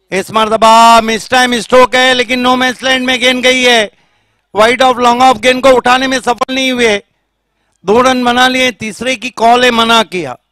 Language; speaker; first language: Hindi; non-native, local second language; Marathi